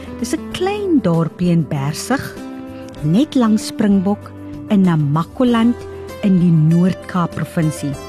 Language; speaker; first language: Afrikaans; native; Afrikaans